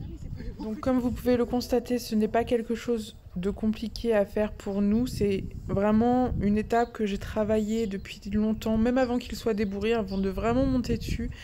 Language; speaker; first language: French; native; French